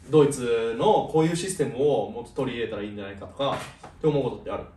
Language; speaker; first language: Japanese; native; Japanese